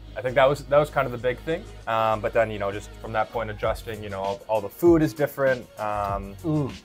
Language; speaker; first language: English; native; English